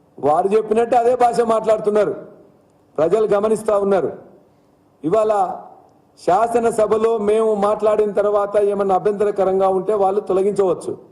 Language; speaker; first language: Telugu; native; Telugu